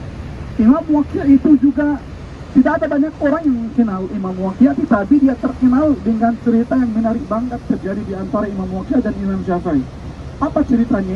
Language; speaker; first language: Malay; non-native, fluent; Arabic